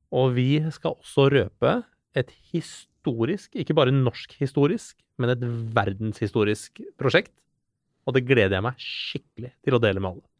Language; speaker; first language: Norwegian; early bilingual, other home language; Persian